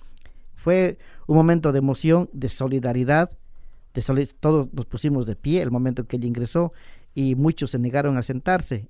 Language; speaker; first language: Spanish; native; Spanish